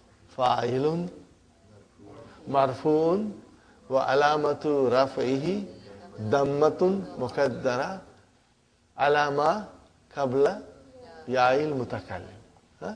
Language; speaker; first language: Arabic; non-native, fluent; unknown